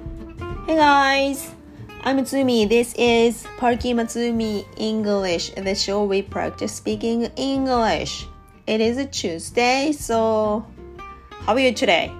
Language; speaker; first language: English; non-native, learner; Japanese